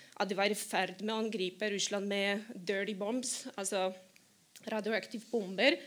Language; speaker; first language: Norwegian; non-native, fluent; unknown